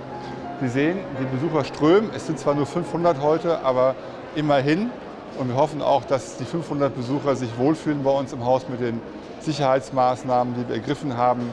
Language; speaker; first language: German; native; German